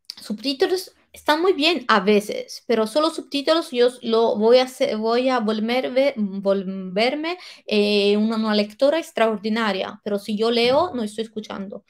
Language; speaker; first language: Spanish; non-native, fluent; Italian